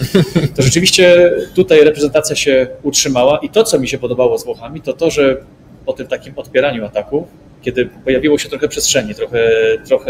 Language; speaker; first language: Polish; native; Polish